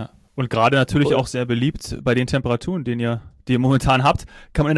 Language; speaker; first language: German; native; German